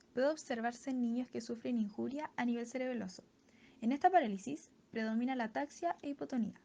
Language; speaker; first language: Spanish; native; Spanish